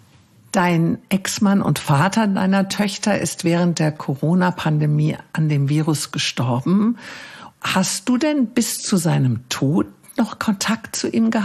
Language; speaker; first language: German; native; German